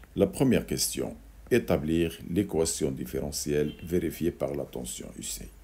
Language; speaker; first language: French; non-native, local second language; Arabic